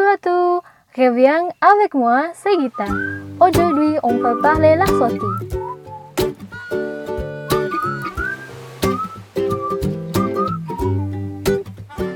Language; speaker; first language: French; non-native, learner; Indonesian